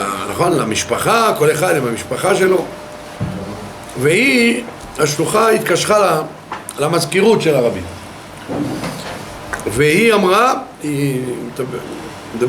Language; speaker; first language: Hebrew; non-native, fluent; French